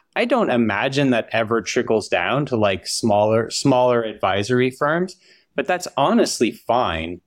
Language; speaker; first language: English; native; English